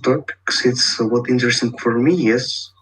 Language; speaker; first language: English; non-native, learner; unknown